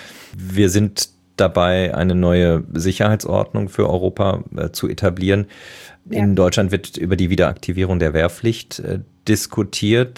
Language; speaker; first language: German; native; German